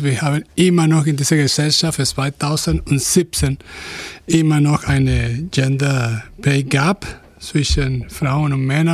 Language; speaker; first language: German; non-native, fluent; Spanish